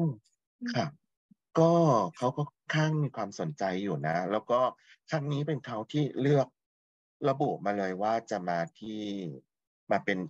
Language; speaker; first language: Japanese; non-native, fluent; Thai